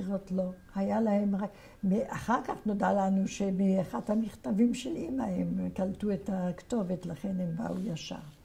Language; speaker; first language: Hebrew; non-native, fluent; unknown